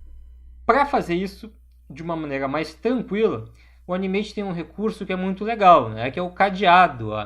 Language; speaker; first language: Portuguese; native; Portuguese